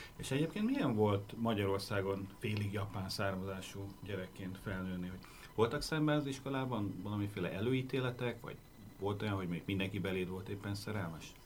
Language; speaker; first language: Hungarian; native; Hungarian